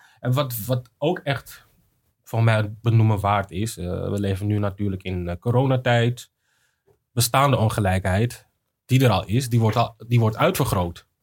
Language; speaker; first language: Dutch; native; Dutch